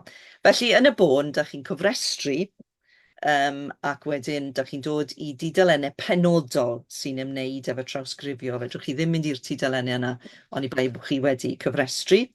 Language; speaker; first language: Welsh; native; Welsh